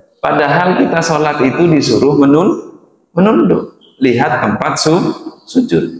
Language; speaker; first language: Indonesian; non-native, local second language; Madurese